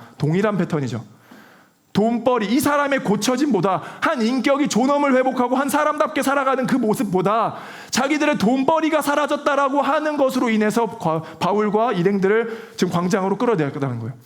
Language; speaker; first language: Korean; native; Korean